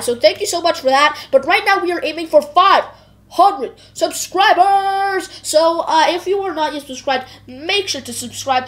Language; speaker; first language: English; native; English